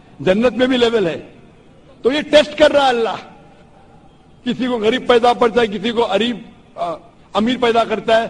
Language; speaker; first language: Hindi; non-native, local second language; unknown